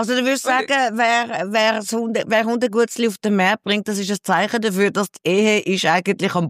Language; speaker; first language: German; native; German